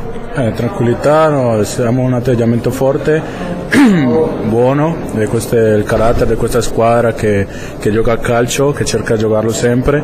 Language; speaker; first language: Italian; non-native, fluent; Spanish